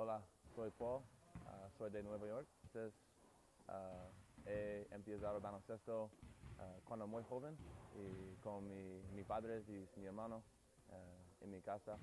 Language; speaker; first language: Spanish; non-native, learner; English